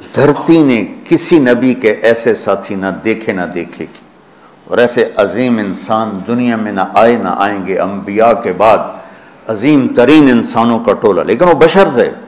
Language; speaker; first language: Urdu; non-native, local second language; Punjabi